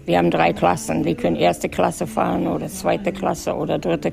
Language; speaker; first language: German; native; German